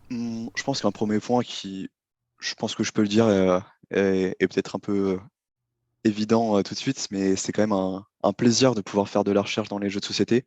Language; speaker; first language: French; native; French